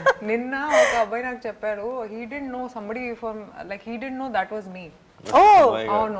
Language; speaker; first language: Telugu; non-native, fluent; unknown